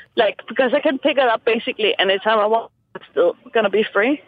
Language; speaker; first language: English; non-native, fluent; Danish